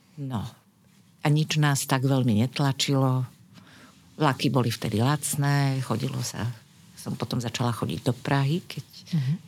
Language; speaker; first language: Slovak; native; Slovak